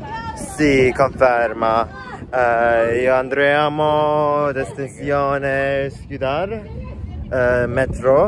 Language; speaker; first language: Italian; non-native, learner; Turkish